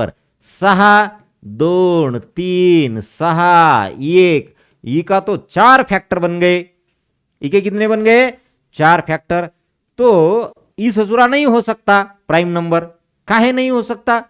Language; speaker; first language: Hindi; non-native, local second language; Marathi